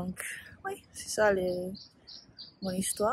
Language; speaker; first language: French; non-native, learner; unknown